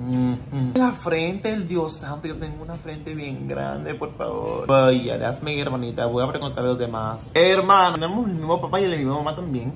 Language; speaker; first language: Spanish; non-native, fluent; English